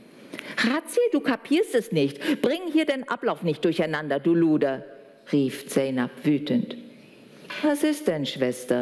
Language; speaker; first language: German; native; German